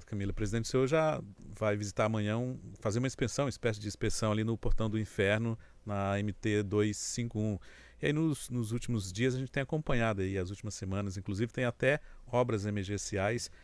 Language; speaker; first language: Portuguese; native; Portuguese